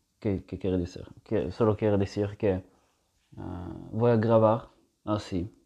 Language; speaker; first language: Spanish; non-native, fluent; Italian